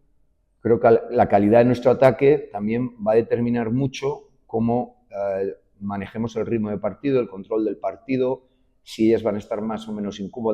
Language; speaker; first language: Spanish; native; Spanish